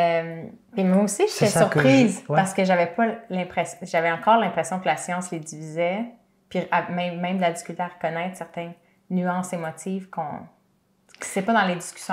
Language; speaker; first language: French; native; French